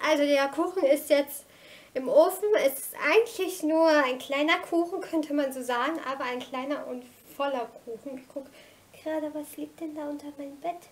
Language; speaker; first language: German; native; German